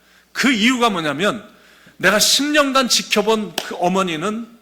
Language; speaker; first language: Korean; native; Korean